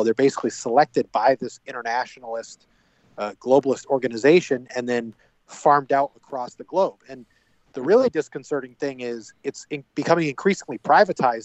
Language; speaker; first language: English; native; English